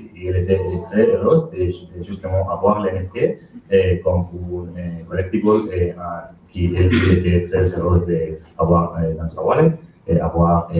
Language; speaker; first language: French; non-native, learner; Spanish